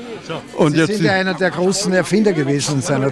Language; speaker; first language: German; native; German